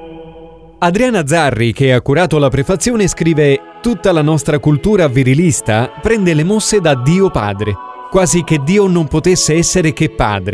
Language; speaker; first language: Italian; native; Italian